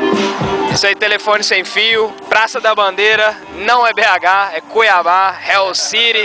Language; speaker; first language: Portuguese; native; Portuguese